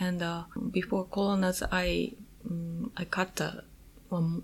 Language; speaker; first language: English; non-native, learner; Japanese